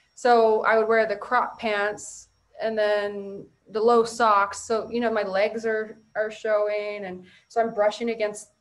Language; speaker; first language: English; native; English